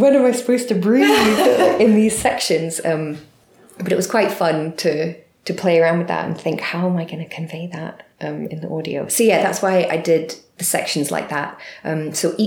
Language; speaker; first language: English; native; English